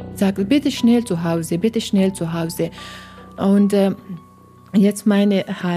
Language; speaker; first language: German; non-native, learner; Persian